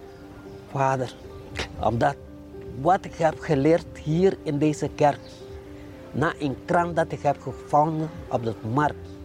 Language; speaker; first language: Dutch; non-native, local second language; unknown